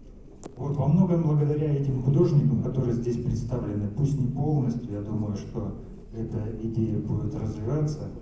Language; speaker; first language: Russian; native; Russian